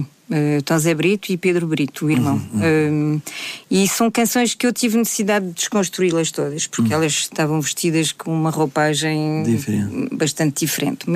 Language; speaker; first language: Portuguese; native; Portuguese